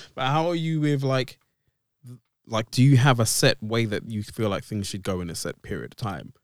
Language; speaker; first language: English; native; English